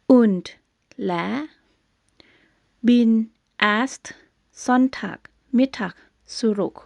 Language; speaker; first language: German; non-native, fluent; Thai